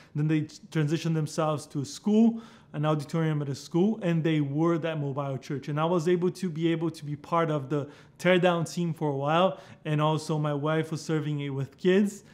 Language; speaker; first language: English; non-native, fluent; Portuguese